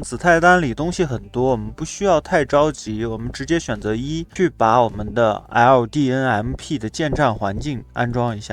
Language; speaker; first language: Chinese; native; Chinese